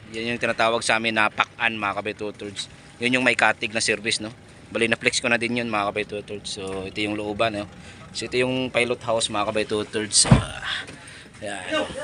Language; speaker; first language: Filipino; non-native, local second language; Cebuano